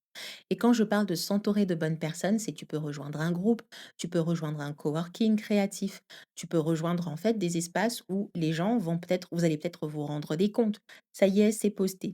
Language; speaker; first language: French; native; French